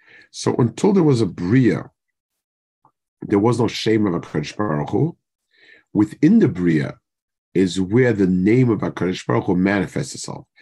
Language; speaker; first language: English; native; English